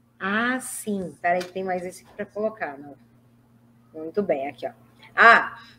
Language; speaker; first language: Portuguese; native; Portuguese